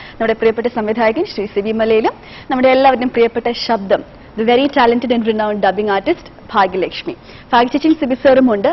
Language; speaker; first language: Malayalam; native; Malayalam